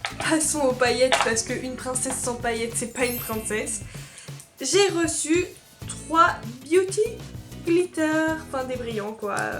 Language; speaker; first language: French; native; French